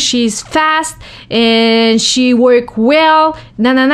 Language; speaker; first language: English; non-native, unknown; French